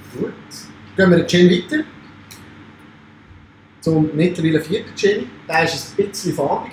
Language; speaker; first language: German; native; German